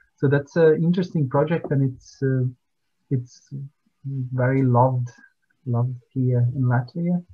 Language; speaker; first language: English; non-native, fluent; Latvian